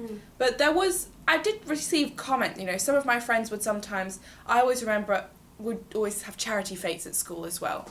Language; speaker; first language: English; native; English